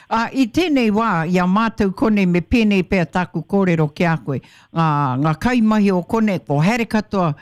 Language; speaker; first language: Māori; native; Māori